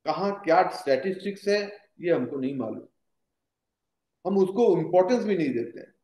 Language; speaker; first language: Hindi; native; Hindi